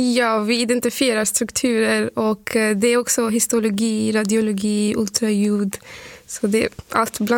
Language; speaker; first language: Swedish; non-native, fluent; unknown